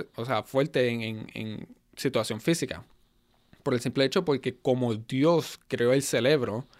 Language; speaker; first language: Spanish; early bilingual, heritage; Spanish